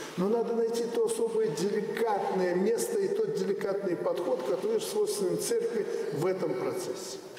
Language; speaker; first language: Russian; native; Russian